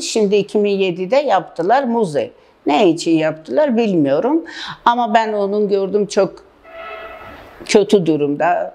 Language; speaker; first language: Turkish; non-native, learner; Armenian